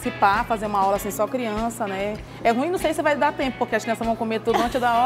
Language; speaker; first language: Portuguese; native; Portuguese